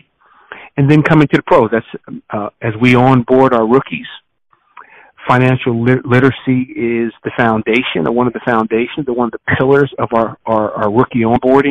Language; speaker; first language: English; native; English